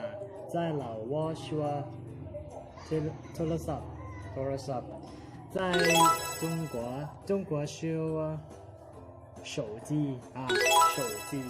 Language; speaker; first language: Chinese; non-native, learner; Lao